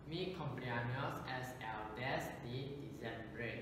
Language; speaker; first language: Spanish; non-native, learner; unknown